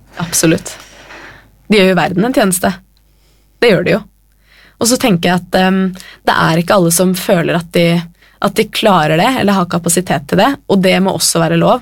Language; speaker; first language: Norwegian; native; Norwegian